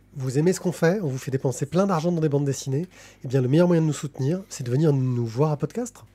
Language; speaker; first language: French; native; French